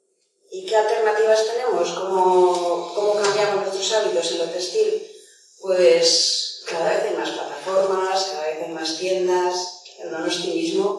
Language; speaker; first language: Spanish; native; Spanish